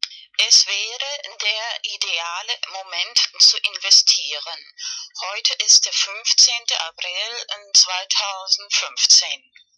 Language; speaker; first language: German; non-native, learner; Spanish